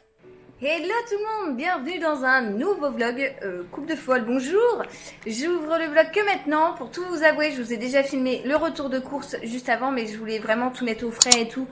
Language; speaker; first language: French; native; French